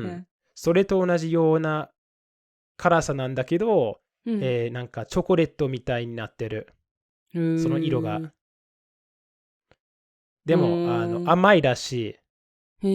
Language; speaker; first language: Japanese; non-native, fluent; English